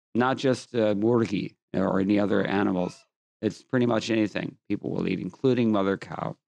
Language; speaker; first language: English; native; English